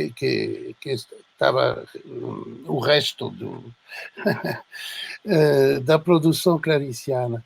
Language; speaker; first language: Portuguese; non-native, fluent; French